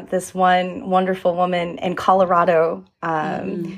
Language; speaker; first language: English; early bilingual, other home language; Japanese